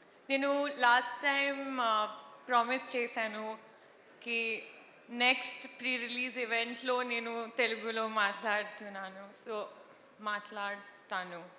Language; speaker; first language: Telugu; non-native, learner; Hindi